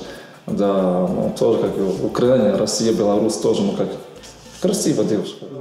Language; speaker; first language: Russian; non-native, learner; Portuguese